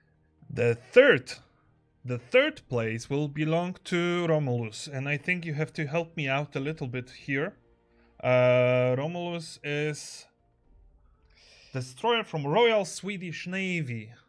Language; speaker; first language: English; non-native, fluent; Polish